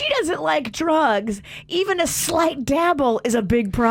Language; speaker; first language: English; native; English